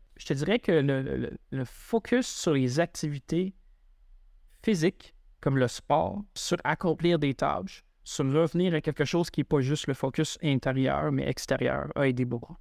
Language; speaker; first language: French; native; French